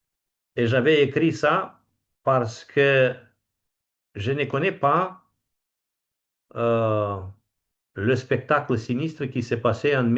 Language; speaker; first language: French; non-native, fluent; Romanian